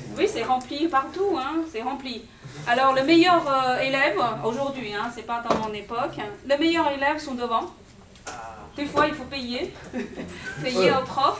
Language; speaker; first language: French; non-native, fluent; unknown